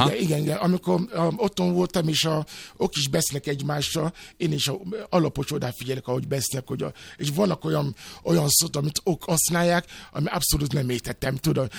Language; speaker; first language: Hungarian; non-native, learner; Yoruba